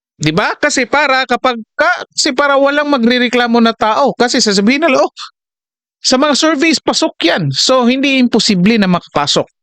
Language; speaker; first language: Filipino; non-native, local second language; Cebuano